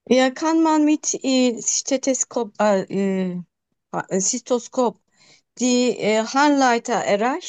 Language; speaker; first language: German; non-native, learner; Turkish